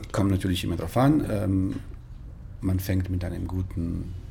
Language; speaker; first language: German; non-native, fluent; Italian